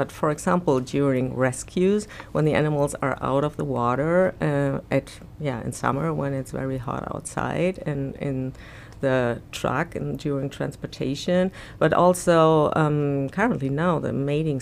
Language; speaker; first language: English; non-native, fluent; German